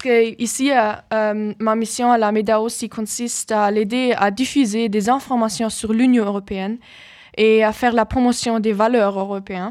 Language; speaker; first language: French; non-native, fluent; German